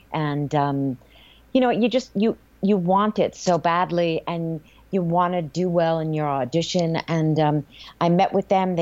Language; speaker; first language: English; native; English